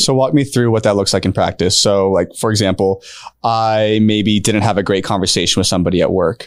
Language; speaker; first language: English; native; English